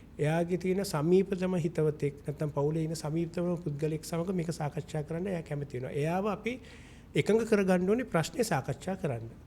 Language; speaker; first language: Sinhala; non-native, local second language; Malay